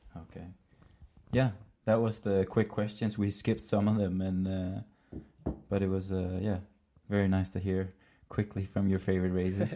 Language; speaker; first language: English; non-native, fluent; Danish